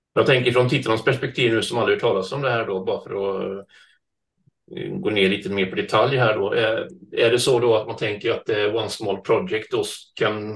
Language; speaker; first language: Swedish; native; Swedish